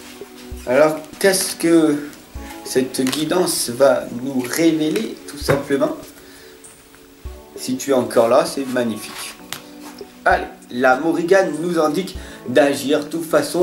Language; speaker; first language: French; native; French